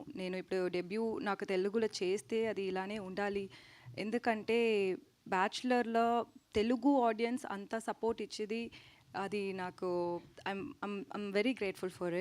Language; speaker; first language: Telugu; non-native, learner; Tamil